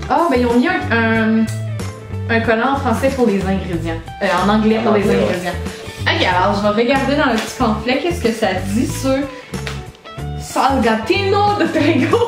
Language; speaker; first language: French; native; French